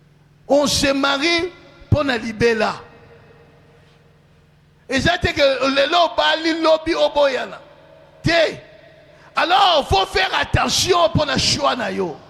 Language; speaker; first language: French; non-native, local second language; Lingala